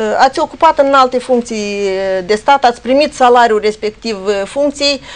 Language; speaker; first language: Romanian; non-native, local second language; Ukrainian